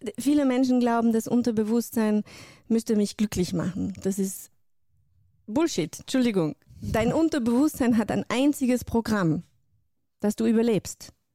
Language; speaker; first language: German; non-native, fluent; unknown